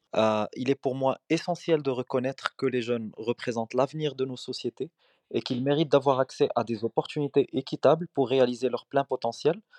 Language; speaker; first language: French; non-native, local second language; Arabic